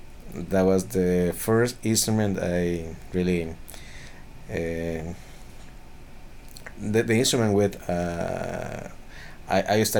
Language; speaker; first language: English; non-native, fluent; Spanish